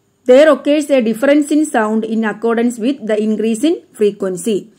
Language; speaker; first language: English; non-native, local second language; Malayalam